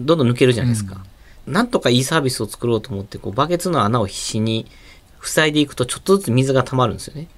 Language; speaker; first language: Japanese; native; Japanese